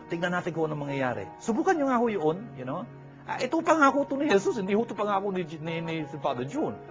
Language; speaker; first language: Filipino; native; Filipino